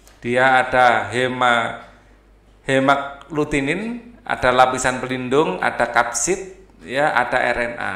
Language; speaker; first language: Indonesian; native; Indonesian